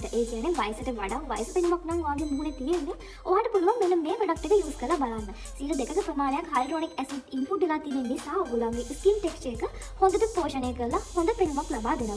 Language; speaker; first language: Sinhala; native; Sinhala